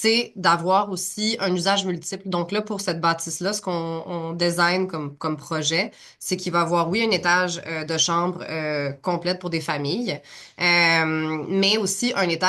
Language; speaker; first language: French; native; French